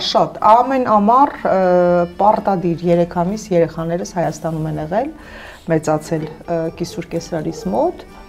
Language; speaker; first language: Armenian; native; Armenian